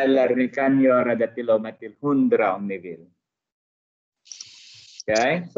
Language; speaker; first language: Swedish; non-native, fluent; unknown